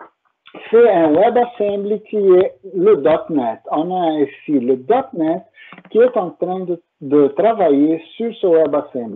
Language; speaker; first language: French; non-native, fluent; Portuguese